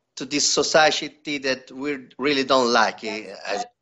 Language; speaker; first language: English; non-native, learner; Italian